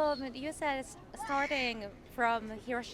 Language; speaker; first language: English; non-native, learner; Japanese